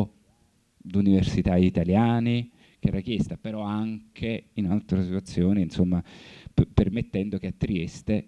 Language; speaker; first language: Italian; native; Italian